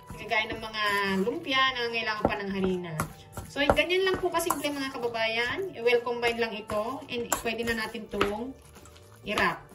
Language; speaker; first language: Filipino; native; Filipino